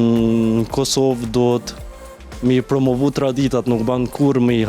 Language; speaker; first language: Albanian; early bilingual, heritage; Albanian